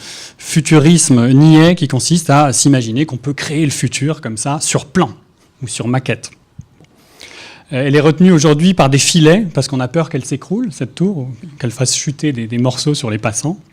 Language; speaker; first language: French; native; French